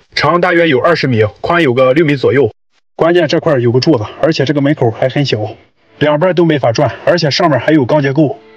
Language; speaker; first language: Chinese; native; Chinese